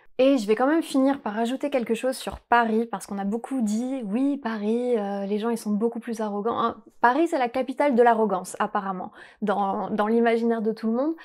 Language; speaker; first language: French; native; French